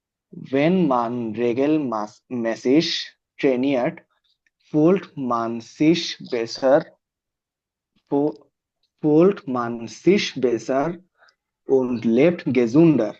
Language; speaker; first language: German; non-native, learner; Bangla